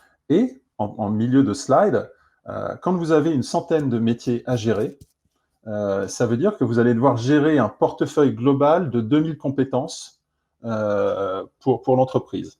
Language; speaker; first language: French; native; French